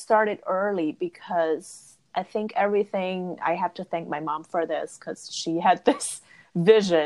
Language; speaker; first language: English; non-native, fluent; Chinese